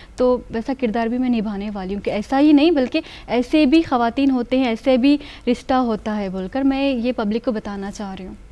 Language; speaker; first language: Hindi; native; Hindi